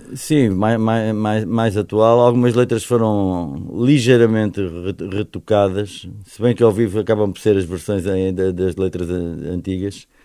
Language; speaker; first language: Portuguese; native; Portuguese